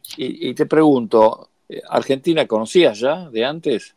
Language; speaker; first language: Spanish; native; Spanish